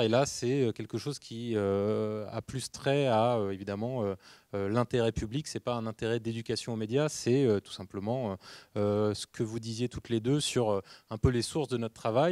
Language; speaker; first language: French; native; French